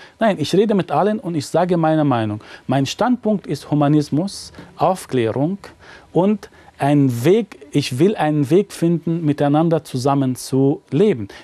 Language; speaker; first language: German; non-native, fluent; Arabic